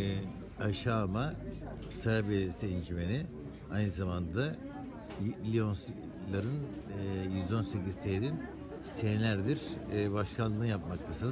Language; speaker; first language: Turkish; native; Turkish